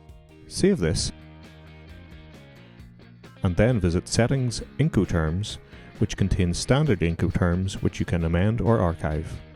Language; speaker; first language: English; native; English